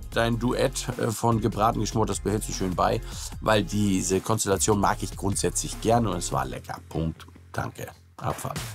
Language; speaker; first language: German; native; German